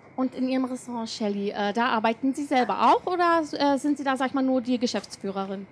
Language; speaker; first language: German; native; German